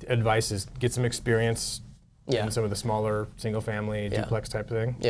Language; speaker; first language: English; native; English